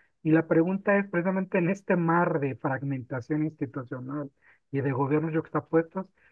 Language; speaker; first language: Spanish; native; Spanish